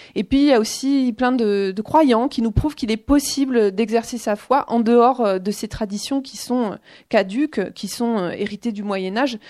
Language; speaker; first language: French; native; French